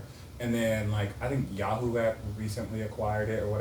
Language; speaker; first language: English; native; English